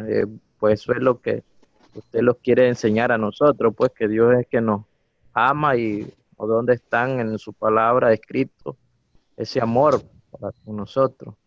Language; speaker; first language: Spanish; native; Spanish